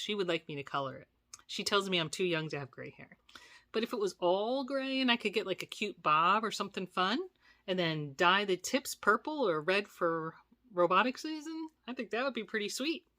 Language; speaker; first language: English; native; English